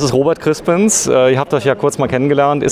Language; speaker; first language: German; native; German